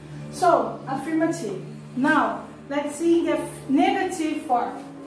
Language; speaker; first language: English; non-native, learner; Portuguese